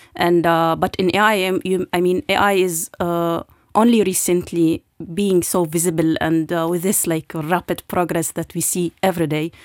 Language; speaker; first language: English; non-native, fluent; Arabic